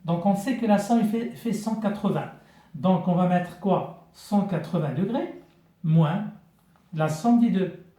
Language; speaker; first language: French; non-native, local second language; Arabic